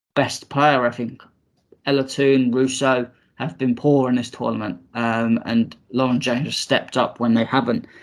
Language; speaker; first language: English; native; English